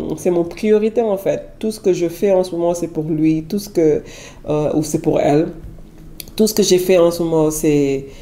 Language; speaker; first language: French; non-native, local second language; Wolof